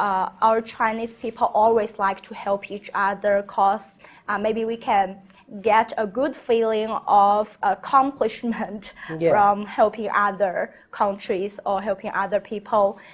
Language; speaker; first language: English; non-native, learner; Chinese